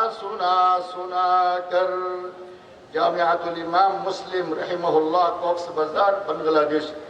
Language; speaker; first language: Urdu; non-native, fluent; Bangla